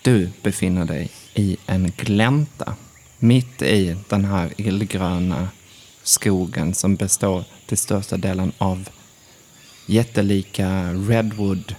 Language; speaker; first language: Swedish; native; Swedish